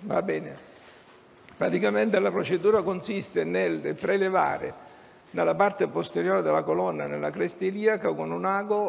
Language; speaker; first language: Italian; native; Italian